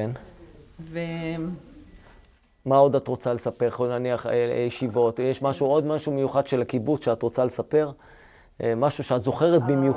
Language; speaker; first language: Hebrew; native; Hebrew